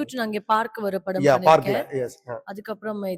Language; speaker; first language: Tamil; non-native, learner; Malayalam